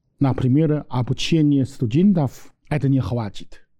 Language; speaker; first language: Russian; non-native, learner; Chinese